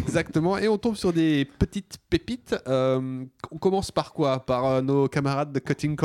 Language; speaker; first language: French; native; French